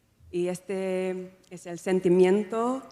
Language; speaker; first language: Spanish; non-native, fluent; English